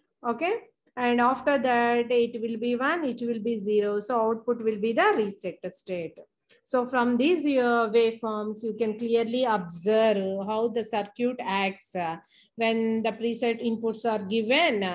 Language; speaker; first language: English; non-native, local second language; Telugu